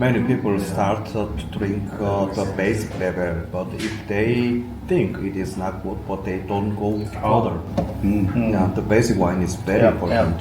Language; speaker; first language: English; non-native, fluent; German